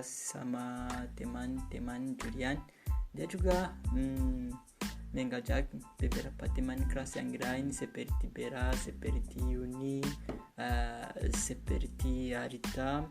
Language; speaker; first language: Indonesian; non-native, fluent; Kinyarwanda